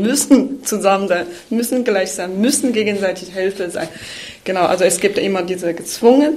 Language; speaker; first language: German; non-native, fluent; Chinese